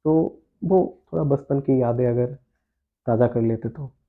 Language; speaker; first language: Hindi; non-native, local second language; Assamese